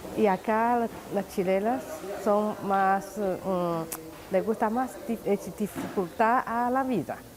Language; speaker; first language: Spanish; non-native, learner; Chinese